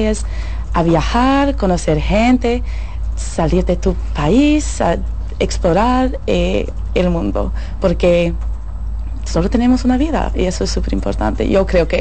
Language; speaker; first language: Spanish; non-native, fluent; English